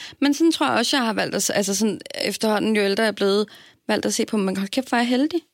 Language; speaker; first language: Danish; native; Danish